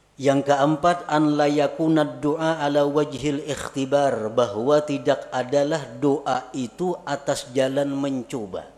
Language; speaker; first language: Indonesian; non-native, local second language; Banjar